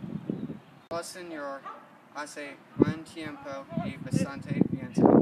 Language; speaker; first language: Spanish; non-native, learner; English